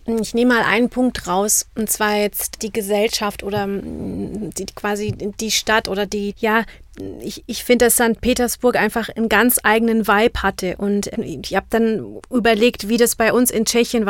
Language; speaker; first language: German; non-native, fluent; Czech